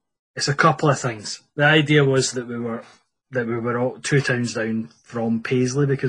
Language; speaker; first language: English; native; English